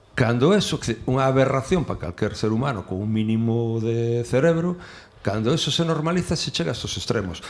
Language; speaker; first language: Galician; non-native, local second language; Spanish